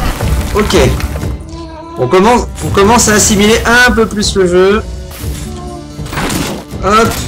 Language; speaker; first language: French; native; French